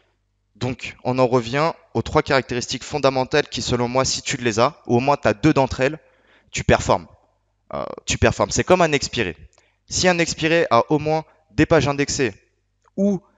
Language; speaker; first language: French; native; French